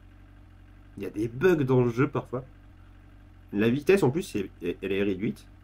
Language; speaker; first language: French; native; French